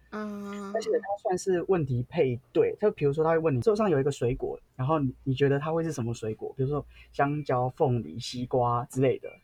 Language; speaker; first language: Chinese; native; Chinese